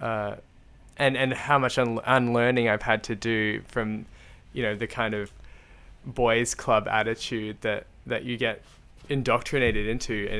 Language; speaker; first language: English; native; English